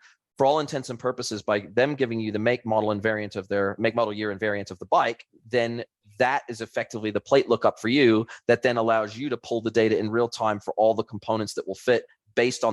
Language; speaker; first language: English; native; English